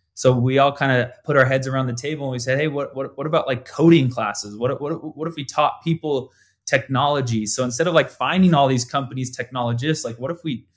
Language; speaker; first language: English; native; English